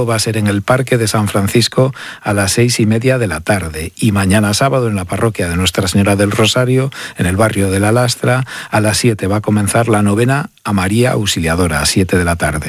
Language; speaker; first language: Spanish; native; Spanish